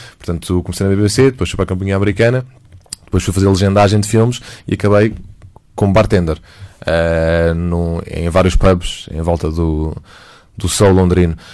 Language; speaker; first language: Portuguese; native; Portuguese